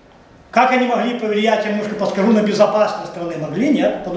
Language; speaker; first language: Russian; native; Russian